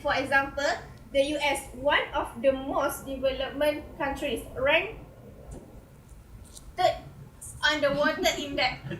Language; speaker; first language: English; non-native, learner; Malay